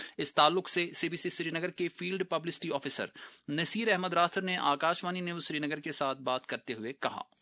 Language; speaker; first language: Urdu; non-native, local second language; Kashmiri